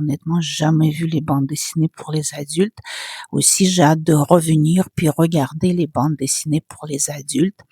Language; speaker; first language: French; non-native, fluent; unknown